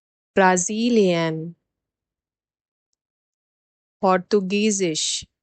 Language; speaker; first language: German; non-native, fluent; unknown